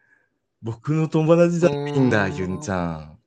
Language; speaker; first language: Japanese; non-native, learner; Indonesian